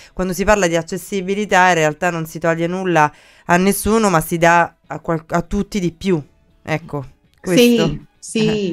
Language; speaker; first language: Italian; native; Italian